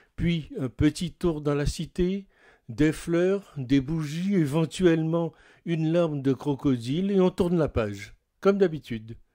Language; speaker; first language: French; native; French